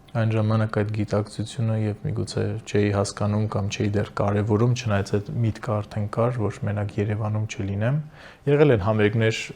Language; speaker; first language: Armenian; native; Armenian